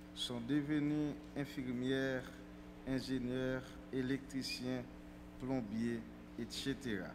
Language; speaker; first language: French; native; French